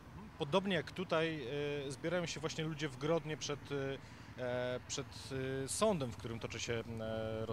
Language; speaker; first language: Polish; native; Polish